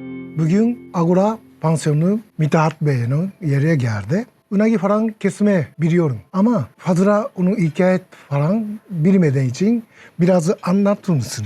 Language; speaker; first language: Turkish; non-native, learner; Japanese